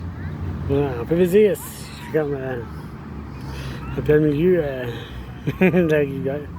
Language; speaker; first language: French; native; French